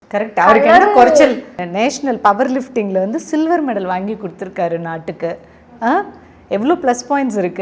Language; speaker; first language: Tamil; native; Tamil